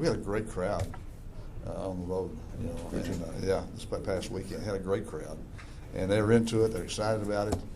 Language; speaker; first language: English; native; English